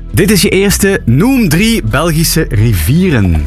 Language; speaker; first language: Dutch; native; Dutch